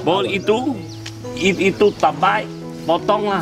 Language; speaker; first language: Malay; non-native, local second language; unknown